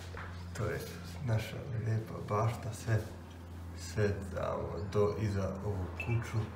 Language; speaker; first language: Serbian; early bilingual, heritage; Serbian